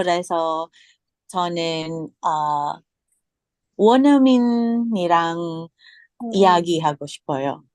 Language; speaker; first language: Korean; non-native, learner; English